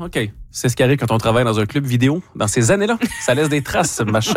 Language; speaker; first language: French; native; French